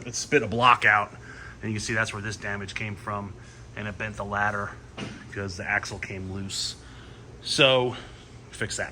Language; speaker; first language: English; native; English